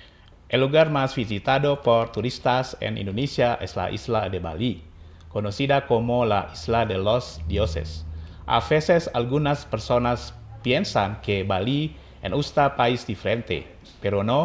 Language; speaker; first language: Spanish; non-native, fluent; Indonesian